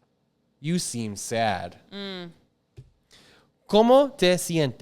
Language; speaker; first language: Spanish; non-native, learner; English